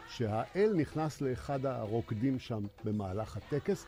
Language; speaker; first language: Hebrew; native; Hebrew